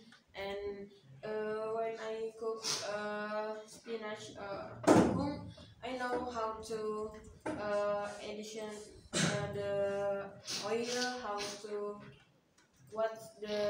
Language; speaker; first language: English; non-native, learner; Indonesian